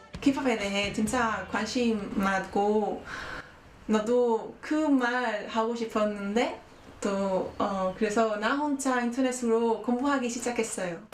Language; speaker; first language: Korean; non-native, learner; Spanish